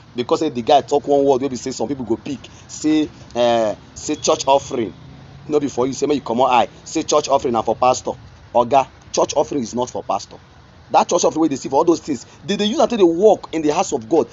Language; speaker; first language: Nigerian Pidgin; native; Nigerian Pidgin